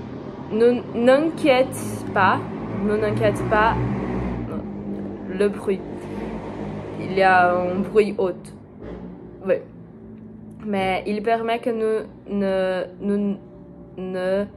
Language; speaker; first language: French; non-native, learner; Portuguese